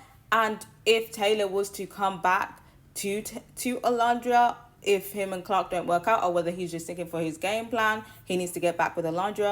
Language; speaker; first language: English; native; English